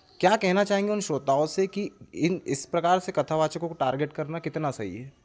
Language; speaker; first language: Hindi; native; Hindi